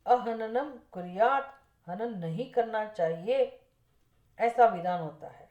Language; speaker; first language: Hindi; non-native, local second language; Gujarati